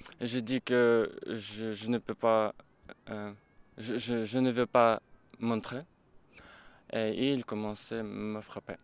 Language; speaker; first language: French; non-native, learner; Ukrainian